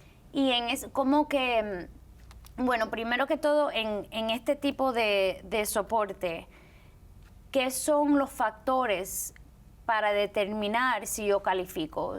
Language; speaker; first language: Spanish; early bilingual, heritage; Spanish